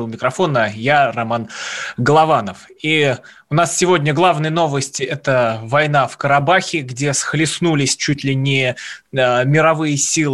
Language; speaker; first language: Russian; native; Russian